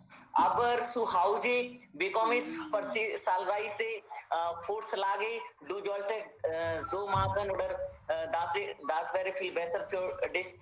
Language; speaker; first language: German; non-native, learner; Hindi